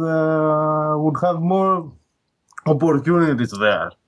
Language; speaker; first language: English; non-native, fluent; Greek